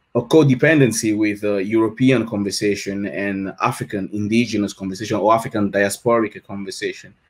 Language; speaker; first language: English; non-native, fluent; French